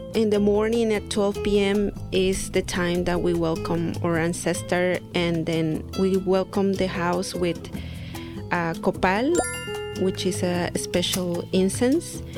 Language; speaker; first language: English; non-native, fluent; Spanish